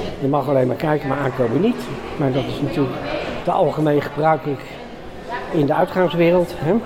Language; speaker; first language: Dutch; native; Dutch